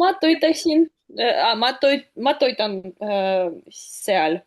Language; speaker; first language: Estonian; non-native, learner; Russian